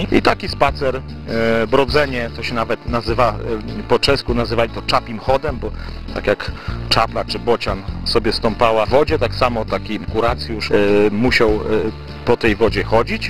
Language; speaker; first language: Polish; native; Polish